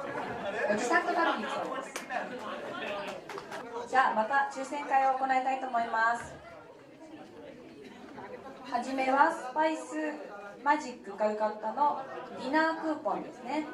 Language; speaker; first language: Japanese; non-native, fluent; Bangla